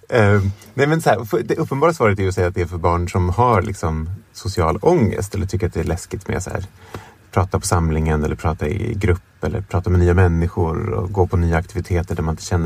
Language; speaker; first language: Swedish; native; Swedish